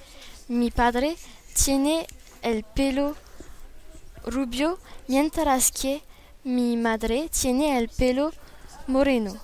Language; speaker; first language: Spanish; non-native, learner; French